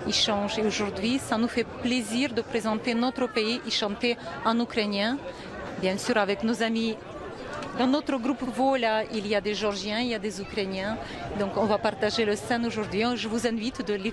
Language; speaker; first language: French; non-native, fluent; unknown